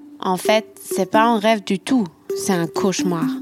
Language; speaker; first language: French; non-native, fluent; German